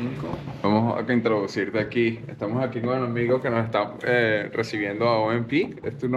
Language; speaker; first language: Spanish; native; Spanish